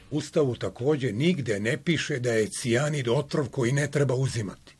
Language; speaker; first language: Serbian; native; Serbian